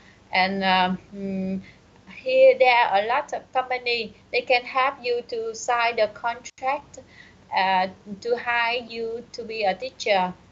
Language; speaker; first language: English; non-native, learner; Vietnamese